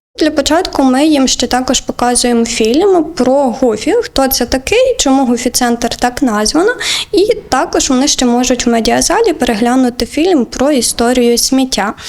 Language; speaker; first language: Ukrainian; native; Ukrainian